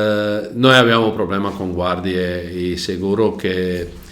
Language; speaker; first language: Italian; non-native, learner; Croatian